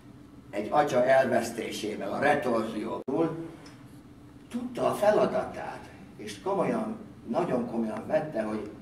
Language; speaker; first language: Hungarian; early bilingual, heritage; Hungarian